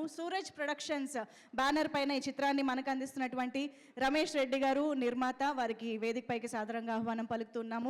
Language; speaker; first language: Telugu; native; Telugu